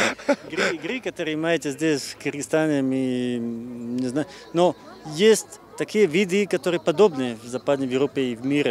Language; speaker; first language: Russian; non-native, learner; Slovak